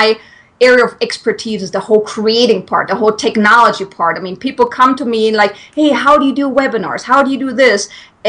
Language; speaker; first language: English; non-native, fluent; German